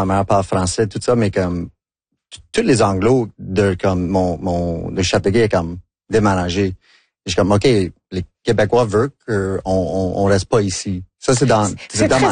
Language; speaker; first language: French; non-native, local second language; English